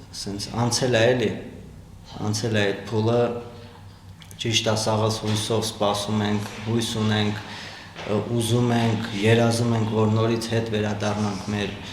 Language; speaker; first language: Armenian; native; Armenian